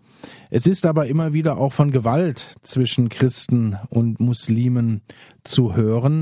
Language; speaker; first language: German; native; German